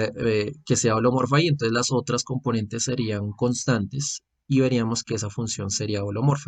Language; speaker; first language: Spanish; native; Spanish